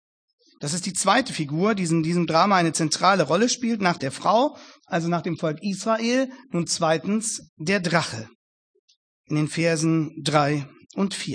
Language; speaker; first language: German; native; German